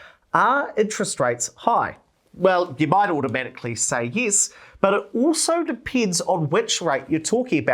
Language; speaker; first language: English; native; English